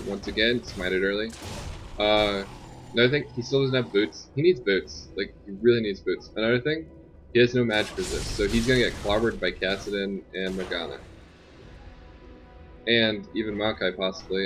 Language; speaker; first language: English; native; English